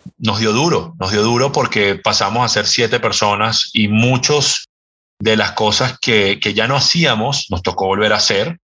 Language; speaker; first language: Spanish; native; Spanish